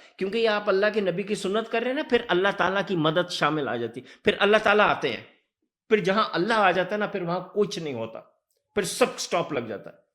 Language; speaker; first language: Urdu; early bilingual, heritage; Urdu